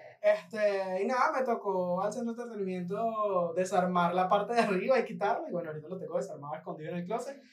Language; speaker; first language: Spanish; native; Spanish